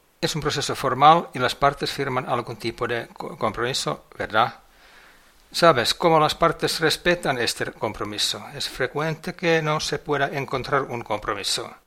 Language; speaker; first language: Spanish; non-native, fluent; English